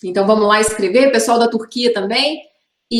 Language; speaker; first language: Portuguese; native; Portuguese